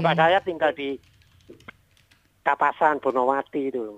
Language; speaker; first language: Indonesian; non-native, local second language; Javanese